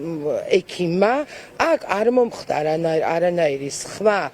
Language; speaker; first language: Georgian; native; Georgian